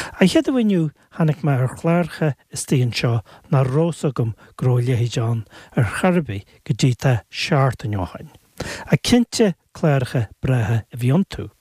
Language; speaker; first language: Irish; native; Irish